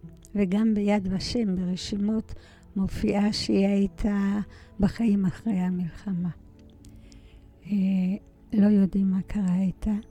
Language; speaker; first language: Hebrew; early bilingual, other home language; Polish